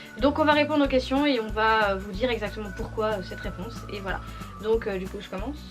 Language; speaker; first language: French; native; French